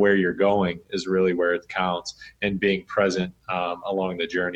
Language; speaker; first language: English; native; English